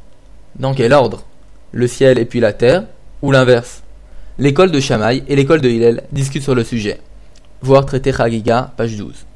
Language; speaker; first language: French; native; French